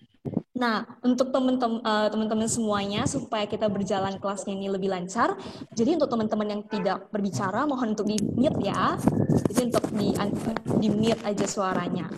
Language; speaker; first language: Indonesian; native; Indonesian